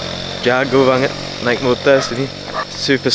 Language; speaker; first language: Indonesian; non-native, learner; English